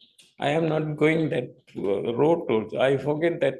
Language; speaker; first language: English; non-native, learner; Tamil